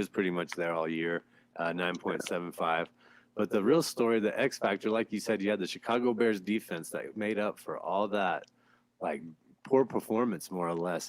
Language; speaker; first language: English; native; English